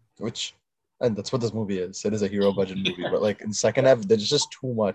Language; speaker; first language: English; early bilingual, other home language; Telugu